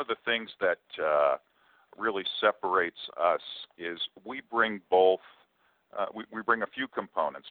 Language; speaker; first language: English; native; English